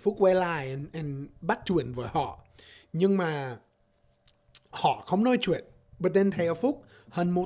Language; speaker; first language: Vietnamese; non-native, learner; English